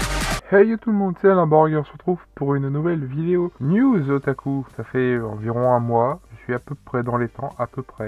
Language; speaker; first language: French; native; French